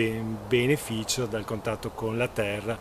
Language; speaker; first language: Italian; native; Italian